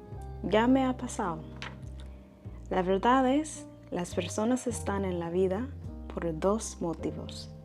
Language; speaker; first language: Spanish; non-native, fluent; English